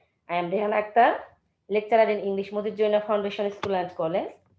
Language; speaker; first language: English; non-native, local second language; Bangla